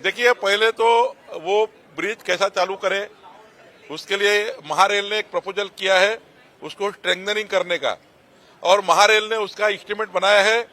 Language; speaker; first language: Hindi; non-native, local second language; Marathi